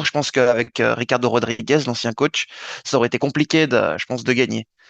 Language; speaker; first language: French; native; French